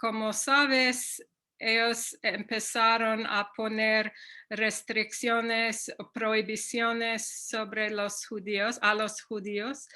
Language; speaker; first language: Spanish; non-native, fluent; English